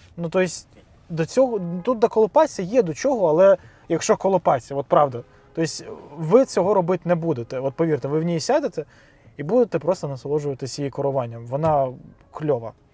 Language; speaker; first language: Ukrainian; non-native, local second language; Russian